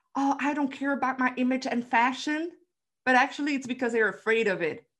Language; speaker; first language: English; non-native, fluent; Dutch